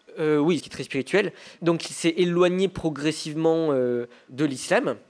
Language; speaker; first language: French; native; French